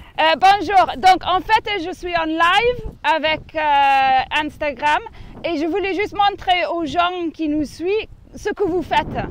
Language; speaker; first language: French; non-native, fluent; English